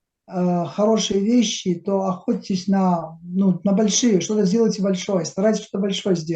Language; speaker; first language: Russian; native; Russian